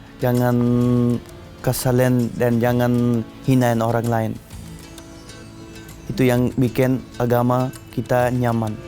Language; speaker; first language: Indonesian; non-native, learner; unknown